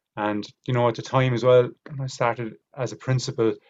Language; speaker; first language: English; native; English